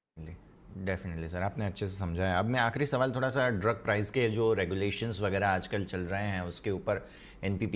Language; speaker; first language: Hindi; non-native, local second language; Gujarati